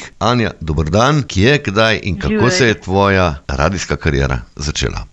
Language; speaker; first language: Slovenian; native; Slovenian